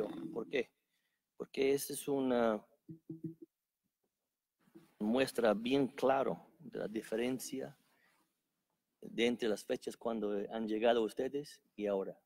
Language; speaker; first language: Spanish; non-native, fluent; English